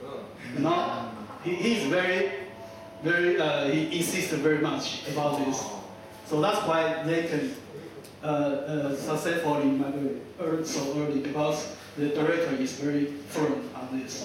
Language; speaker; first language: English; non-native, fluent; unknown